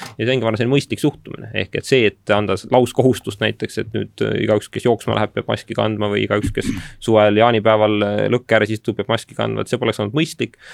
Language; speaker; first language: Estonian; native; Estonian